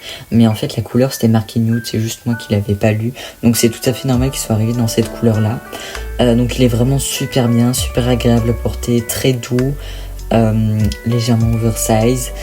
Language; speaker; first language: French; native; French